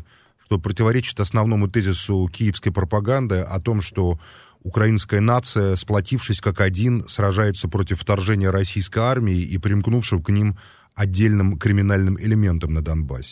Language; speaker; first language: Russian; native; Russian